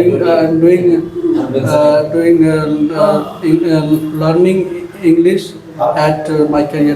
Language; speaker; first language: English; non-native, learner; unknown